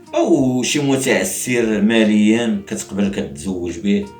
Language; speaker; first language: Arabic; native; Arabic